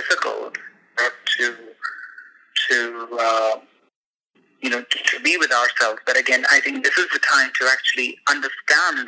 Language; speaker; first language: English; non-native, local second language; Hindi